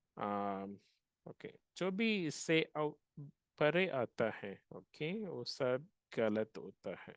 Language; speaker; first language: Hindi; non-native, local second language; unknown